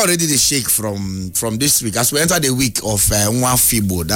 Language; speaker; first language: English; non-native, local second language; Igbo